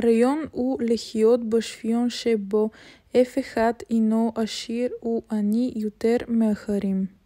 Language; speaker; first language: Hebrew; non-native, learner; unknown